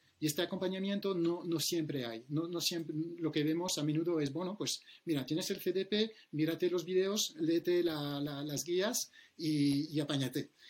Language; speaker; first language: Spanish; non-native, fluent; French